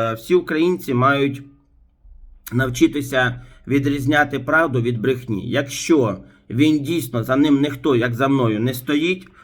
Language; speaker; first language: Ukrainian; native; Ukrainian